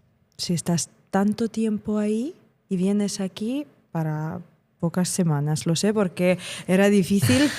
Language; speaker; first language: Spanish; non-native, fluent; Ukrainian